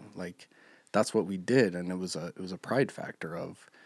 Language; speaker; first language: English; native; English